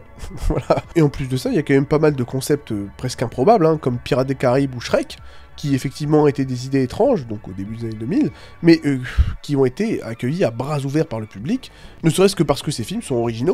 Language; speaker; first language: French; native; French